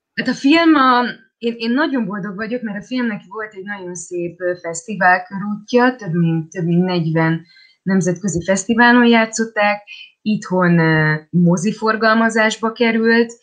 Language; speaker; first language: Hungarian; native; Hungarian